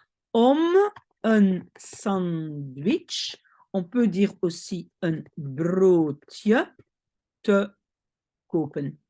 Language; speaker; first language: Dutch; non-native, fluent; French